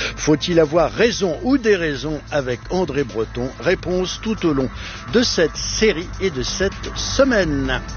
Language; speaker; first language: French; native; French